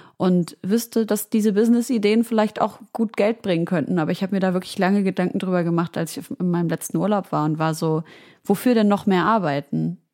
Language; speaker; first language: German; early bilingual, other home language; Arabic